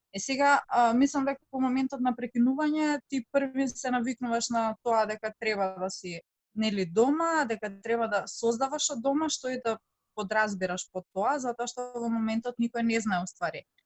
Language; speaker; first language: Macedonian; native; Macedonian